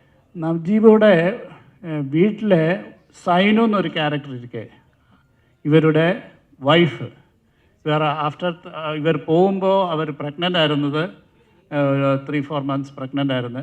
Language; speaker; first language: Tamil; non-native, learner; Malayalam